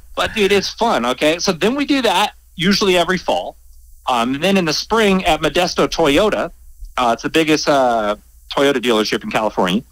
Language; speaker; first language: English; native; English